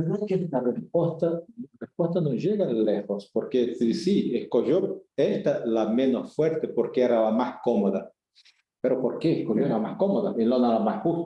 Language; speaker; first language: Spanish; non-native, fluent; Portuguese